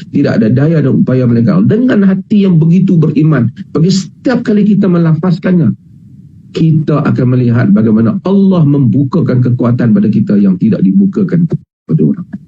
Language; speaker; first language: Malay; native; Malay